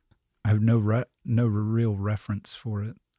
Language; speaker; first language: English; native; English